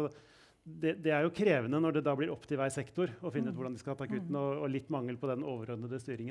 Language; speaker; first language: Norwegian; native; Norwegian